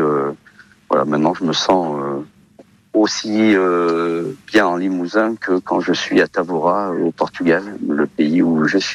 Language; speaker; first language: French; early bilingual, other home language; Portuguese